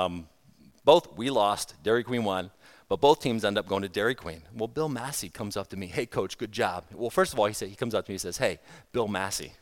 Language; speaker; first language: English; native; English